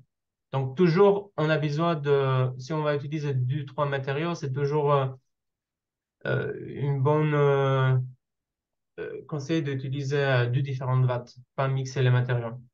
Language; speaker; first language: French; non-native, learner; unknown